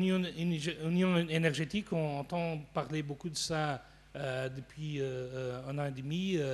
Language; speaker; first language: French; non-native, fluent; Portuguese